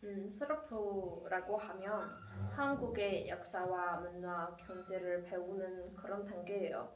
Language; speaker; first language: Korean; non-native, fluent; Chinese